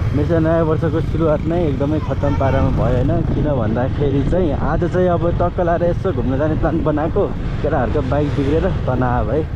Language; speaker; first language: Nepali; native; Nepali